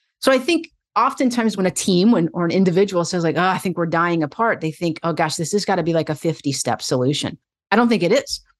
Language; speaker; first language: English; native; English